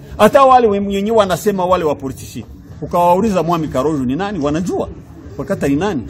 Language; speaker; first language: Swahili; non-native, local second language; Kinyarwanda